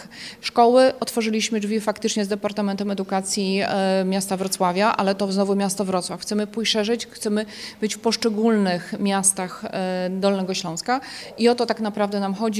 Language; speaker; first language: Polish; native; Polish